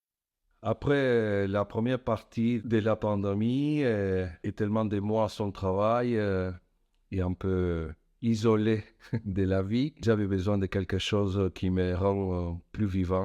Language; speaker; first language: French; non-native, fluent; Spanish